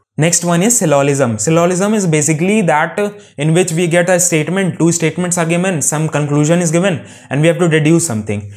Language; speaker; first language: English; non-native, local second language; Hindi